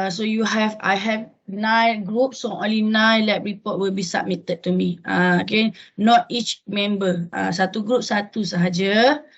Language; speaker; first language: English; non-native, local second language; Malay